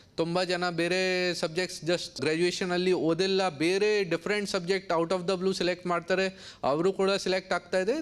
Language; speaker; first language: Kannada; non-native, learner; Hindi